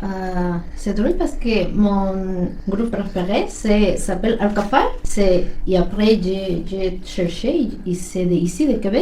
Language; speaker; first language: French; non-native, learner; Spanish